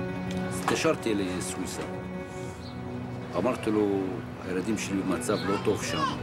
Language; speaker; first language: Hebrew; non-native, fluent; Arabic